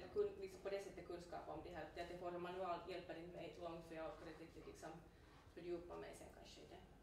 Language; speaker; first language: Swedish; native; Swedish